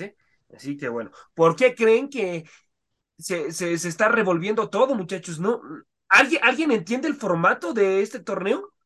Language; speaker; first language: Spanish; native; Spanish